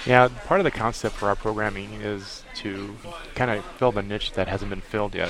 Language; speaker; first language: English; native; English